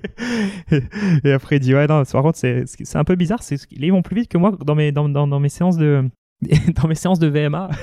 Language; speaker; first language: French; native; French